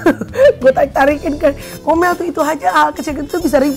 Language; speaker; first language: Indonesian; native; Indonesian